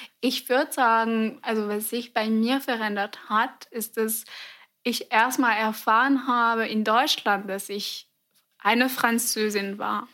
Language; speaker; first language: German; non-native, fluent; French